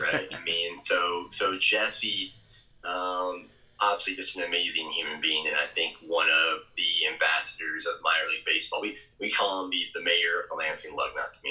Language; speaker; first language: English; native; English